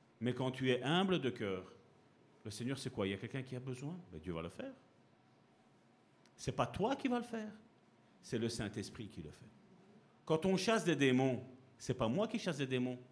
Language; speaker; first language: French; native; French